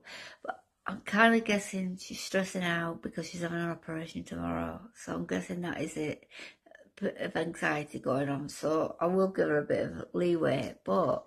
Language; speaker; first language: English; native; English